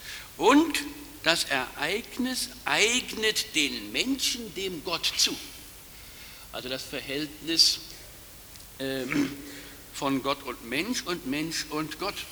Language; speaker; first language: German; native; German